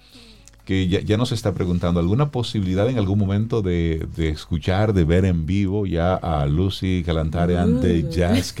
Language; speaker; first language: Spanish; native; Spanish